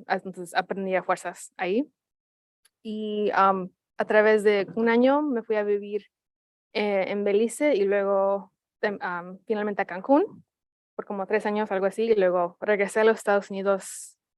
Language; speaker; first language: Spanish; early bilingual, heritage; Spanish